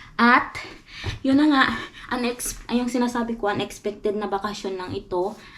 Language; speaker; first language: Filipino; non-native, local second language; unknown